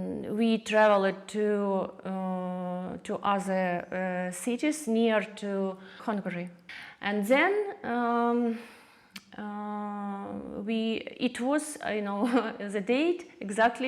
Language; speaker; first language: English; non-native, learner; Russian